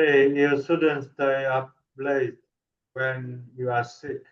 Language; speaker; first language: English; non-native, learner; Vietnamese